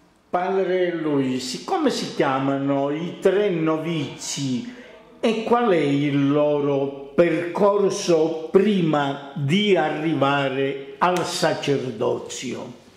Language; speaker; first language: Italian; native; Italian